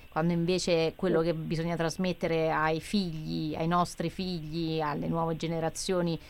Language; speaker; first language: Italian; native; Italian